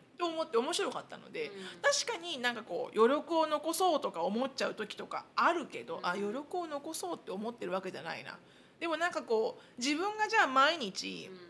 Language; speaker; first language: Japanese; native; Japanese